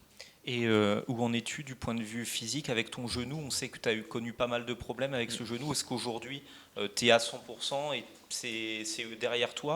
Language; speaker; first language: French; native; French